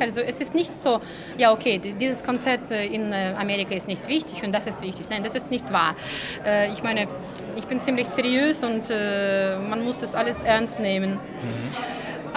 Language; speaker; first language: German; non-native, fluent; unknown